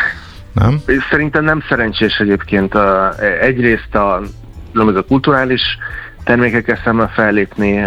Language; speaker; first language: Hungarian; native; Hungarian